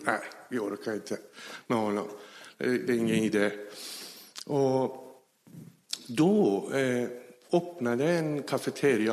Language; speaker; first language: Swedish; non-native, fluent; Persian